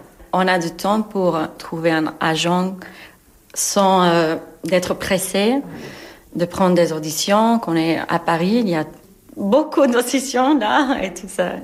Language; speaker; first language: French; non-native, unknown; English